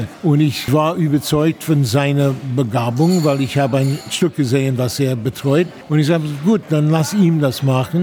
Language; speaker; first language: German; non-native, fluent; English